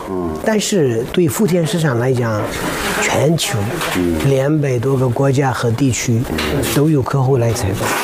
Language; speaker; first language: Chinese; non-native, fluent; Arabic